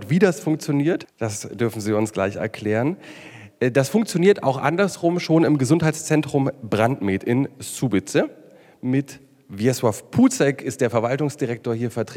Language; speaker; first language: German; native; German